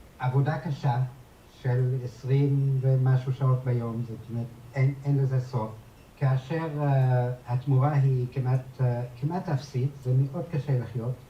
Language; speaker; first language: Hebrew; non-native, fluent; English